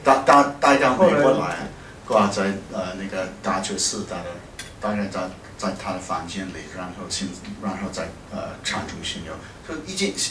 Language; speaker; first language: Chinese; non-native, fluent; English